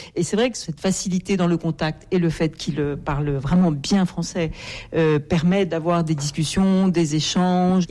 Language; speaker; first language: French; native; French